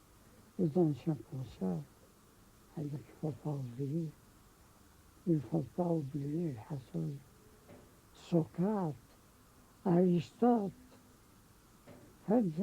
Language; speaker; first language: French; non-native, local second language; Arabic